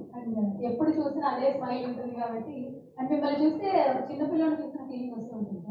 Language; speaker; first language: Telugu; native; Telugu